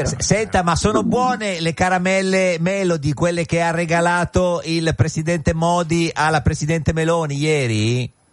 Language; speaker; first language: Italian; native; Italian